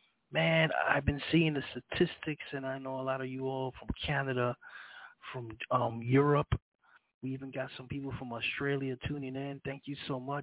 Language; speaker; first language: English; early bilingual, other home language; Spanish